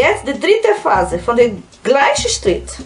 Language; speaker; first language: German; non-native, fluent; Portuguese